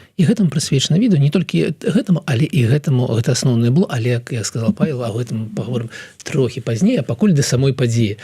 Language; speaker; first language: Belarusian; non-native, local second language; Russian